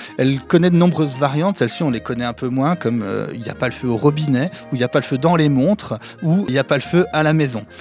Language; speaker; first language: French; native; French